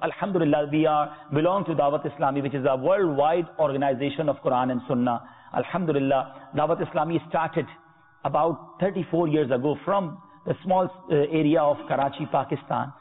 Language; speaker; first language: English; non-native, local second language; Urdu